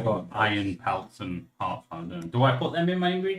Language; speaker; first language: English; native; English